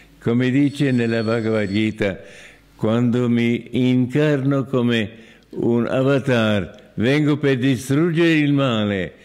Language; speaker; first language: Italian; non-native, fluent; English